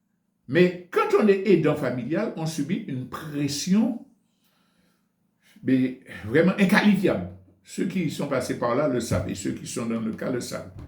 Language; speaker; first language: French; native; French